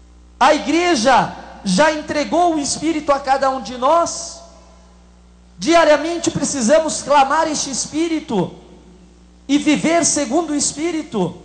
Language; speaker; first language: Portuguese; native; Portuguese